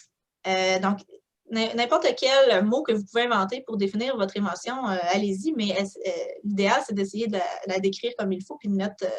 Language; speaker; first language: French; native; French